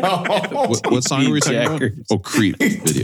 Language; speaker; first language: English; native; English